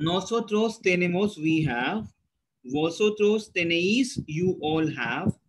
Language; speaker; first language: Spanish; non-native, learner; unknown